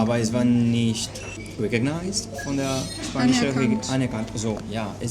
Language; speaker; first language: German; non-native, fluent; Catalan